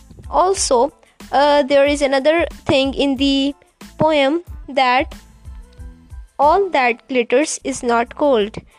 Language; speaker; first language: English; non-native, local second language; Punjabi